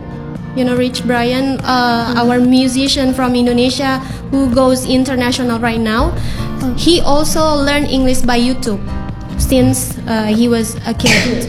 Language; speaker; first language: English; non-native, fluent; Indonesian